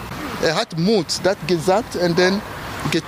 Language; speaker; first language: German; non-native, learner; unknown